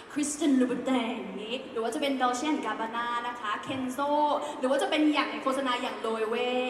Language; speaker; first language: Thai; native; Thai